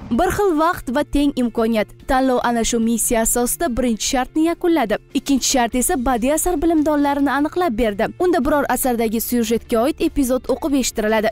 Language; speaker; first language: Uzbek; native; Uzbek